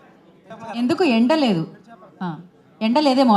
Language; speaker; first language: Telugu; native; Telugu